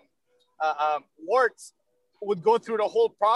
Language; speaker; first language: English; early bilingual, other home language; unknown